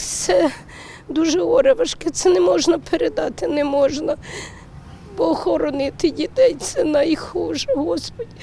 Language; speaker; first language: Ukrainian; native; Ukrainian